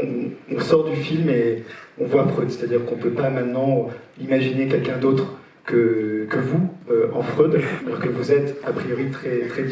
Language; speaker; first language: French; native; French